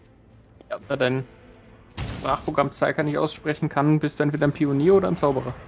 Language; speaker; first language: German; native; German